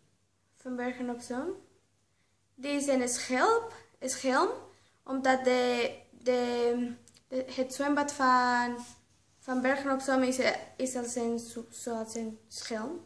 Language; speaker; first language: Dutch; non-native, learner; Spanish